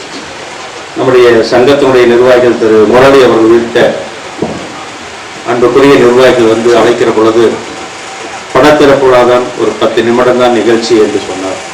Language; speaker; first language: Tamil; native; Tamil